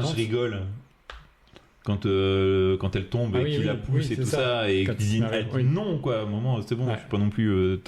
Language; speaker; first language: French; native; French